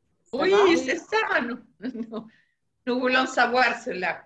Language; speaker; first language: French; non-native, fluent; Spanish